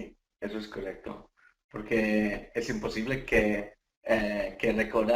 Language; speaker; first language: Spanish; non-native, learner; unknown